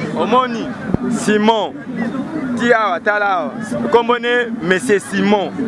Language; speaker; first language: Lingala; native; Lingala